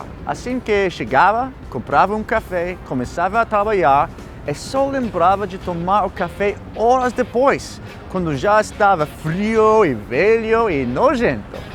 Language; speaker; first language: Portuguese; non-native, fluent; English